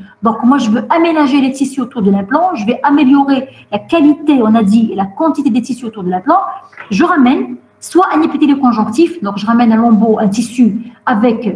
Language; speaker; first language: French; non-native, local second language; Arabic